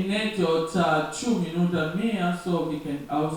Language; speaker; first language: Danish; non-native, learner; French